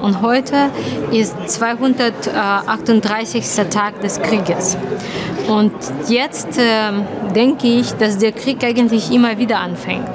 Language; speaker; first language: German; non-native, fluent; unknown